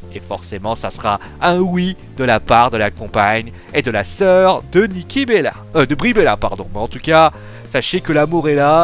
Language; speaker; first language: French; native; French